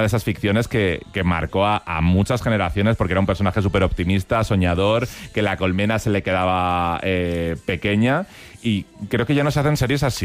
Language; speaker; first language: Spanish; native; Spanish